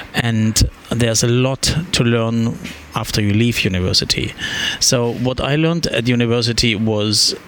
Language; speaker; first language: English; non-native, fluent; German